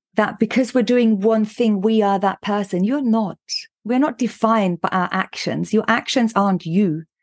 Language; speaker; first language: English; non-native, fluent; German